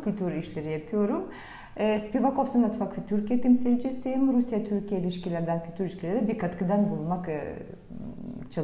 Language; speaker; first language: Turkish; non-native, fluent; Russian